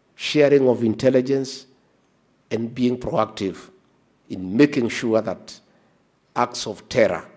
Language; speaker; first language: English; non-native, local second language; Kikuyu